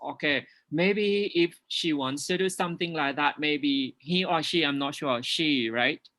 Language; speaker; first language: English; non-native, fluent; Thai